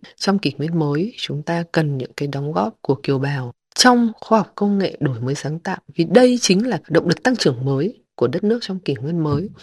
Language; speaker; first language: Vietnamese; native; Vietnamese